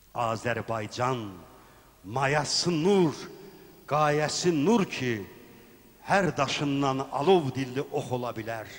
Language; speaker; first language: Azerbaijani; native; Azerbaijani